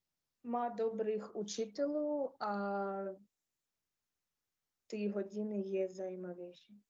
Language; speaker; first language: Czech; non-native, learner; Ukrainian